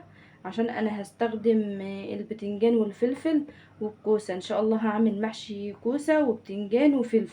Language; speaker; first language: Arabic; native; Arabic